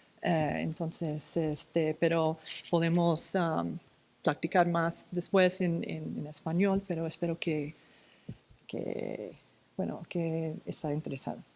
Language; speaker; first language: Spanish; non-native, fluent; English